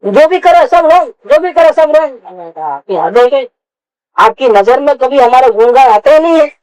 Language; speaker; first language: Hindi; non-native, local second language; Gujarati